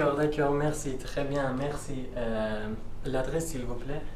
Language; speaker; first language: French; non-native, learner; Persian